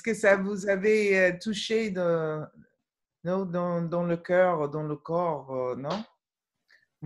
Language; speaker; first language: French; non-native, fluent; English